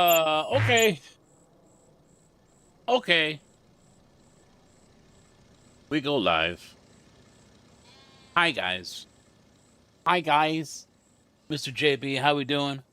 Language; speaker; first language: English; native; English